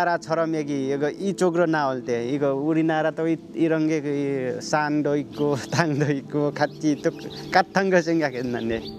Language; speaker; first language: Korean; non-native, learner; Nepali